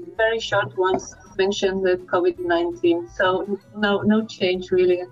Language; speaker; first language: English; non-native, fluent; Spanish